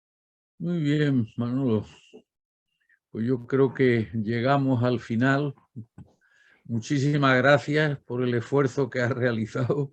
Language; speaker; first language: Spanish; native; Spanish